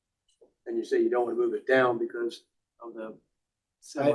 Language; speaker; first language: English; native; English